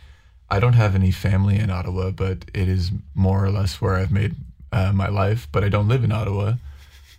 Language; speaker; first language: English; native; English